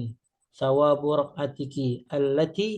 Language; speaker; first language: Arabic; non-native, learner; Indonesian